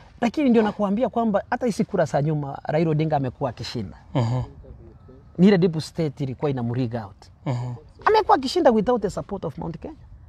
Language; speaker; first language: Swahili; non-native, local second language; Gusii